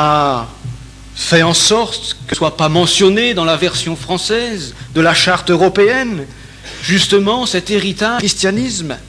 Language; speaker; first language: French; native; French